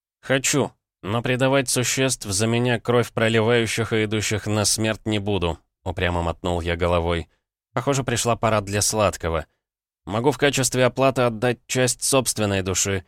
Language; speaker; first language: Russian; native; Russian